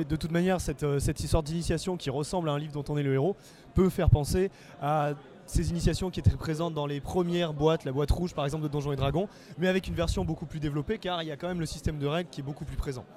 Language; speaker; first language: French; native; French